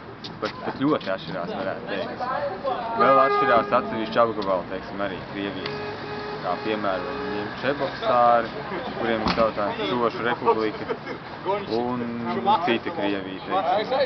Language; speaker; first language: Latvian; non-native, local second language; Russian